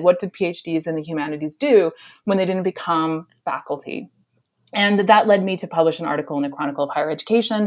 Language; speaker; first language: English; native; English